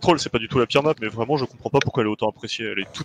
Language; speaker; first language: French; native; French